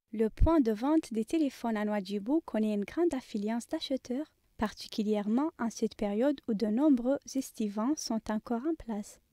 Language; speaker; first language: French; non-native, local second language; Arabic